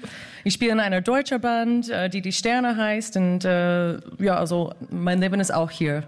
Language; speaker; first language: German; non-native, fluent; English